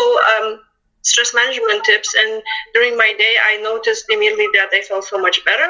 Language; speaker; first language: English; non-native, fluent; Lithuanian